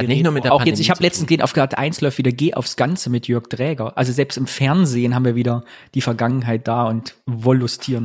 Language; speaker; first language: German; native; German